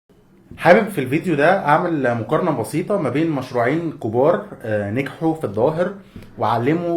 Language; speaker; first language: Arabic; native; Arabic